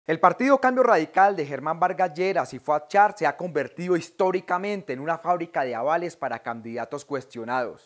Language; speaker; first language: Spanish; native; Spanish